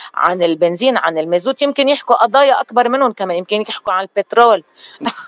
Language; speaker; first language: Arabic; non-native, local second language; Armenian